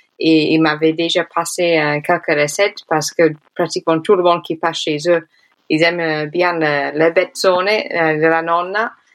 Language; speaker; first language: French; non-native, fluent; English